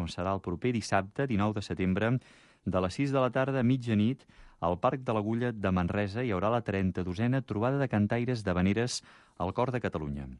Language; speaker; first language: Catalan; native; Catalan